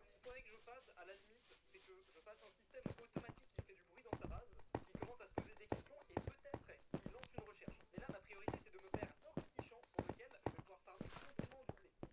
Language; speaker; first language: French; native; French